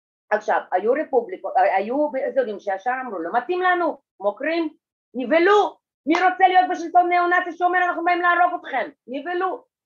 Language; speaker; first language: Hebrew; non-native, fluent; Russian